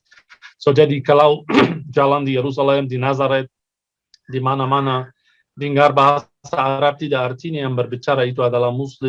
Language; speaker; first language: Indonesian; non-native, fluent; Arabic